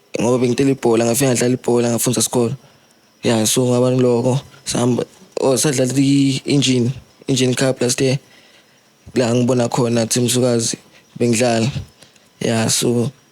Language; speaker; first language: Zulu; non-native, local second language; Swati